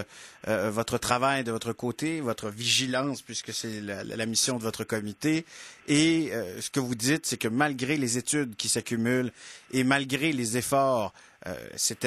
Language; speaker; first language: French; native; French